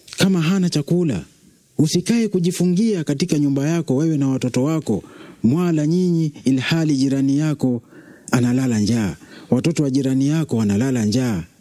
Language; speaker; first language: Swahili; native; Swahili